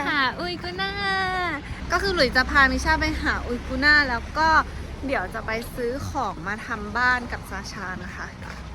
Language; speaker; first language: Thai; native; Thai